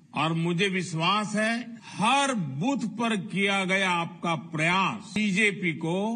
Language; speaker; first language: Hindi; non-native, local second language; Gujarati